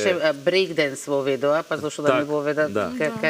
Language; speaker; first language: Macedonian; native; Macedonian